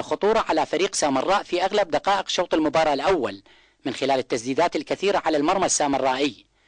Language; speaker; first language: Arabic; native; Arabic